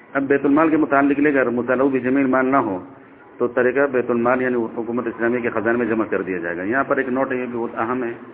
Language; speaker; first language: Urdu; non-native, local second language; Northern Hindko